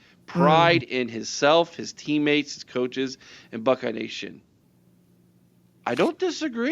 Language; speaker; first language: English; native; English